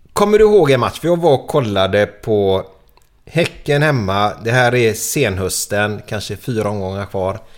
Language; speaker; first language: Swedish; native; Swedish